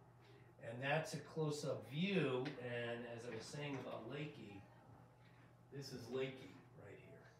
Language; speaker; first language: English; native; English